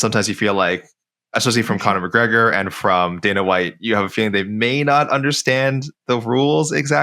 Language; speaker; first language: English; native; English